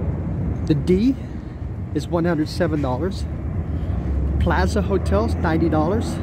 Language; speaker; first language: English; native; English